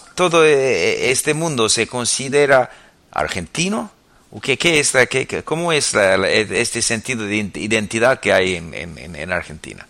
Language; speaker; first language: Spanish; non-native, fluent; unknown